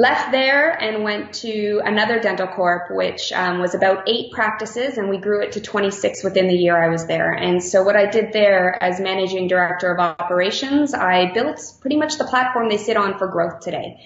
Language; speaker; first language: English; native; English